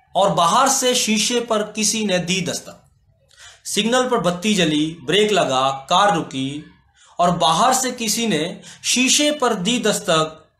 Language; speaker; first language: Hindi; native; Hindi